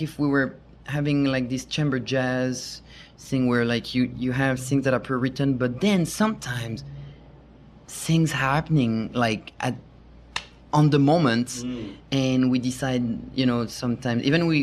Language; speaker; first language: English; non-native, fluent; French